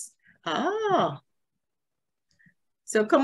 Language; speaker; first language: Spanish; non-native, learner; English